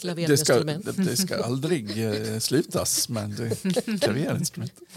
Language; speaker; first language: Swedish; non-native, fluent; English